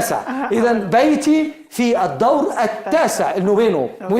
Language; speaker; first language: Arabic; non-native, fluent; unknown